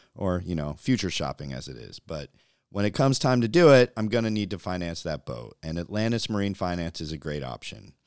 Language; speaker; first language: English; native; English